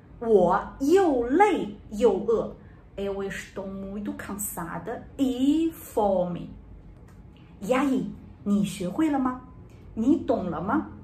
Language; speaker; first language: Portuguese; non-native, learner; Chinese